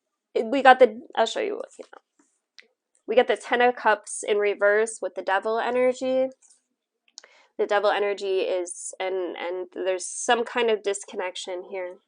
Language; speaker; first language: English; native; English